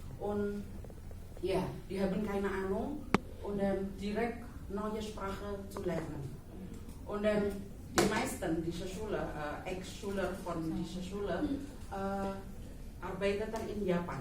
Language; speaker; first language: German; non-native, fluent; Indonesian